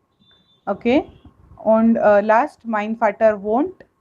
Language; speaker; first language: German; non-native, fluent; Hindi